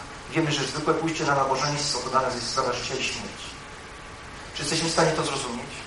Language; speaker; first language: Polish; native; Polish